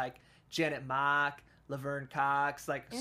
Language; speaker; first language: English; native; English